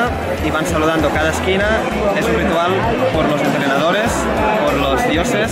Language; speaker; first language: Spanish; non-native, local second language; Catalan